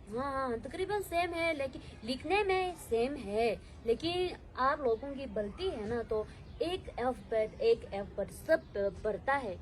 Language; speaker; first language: Hindi; non-native, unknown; Tibetan